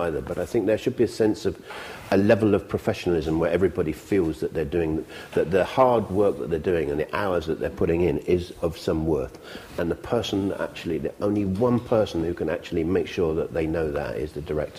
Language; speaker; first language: English; native; English